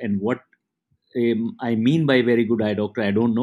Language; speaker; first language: English; non-native, local second language; Haryanvi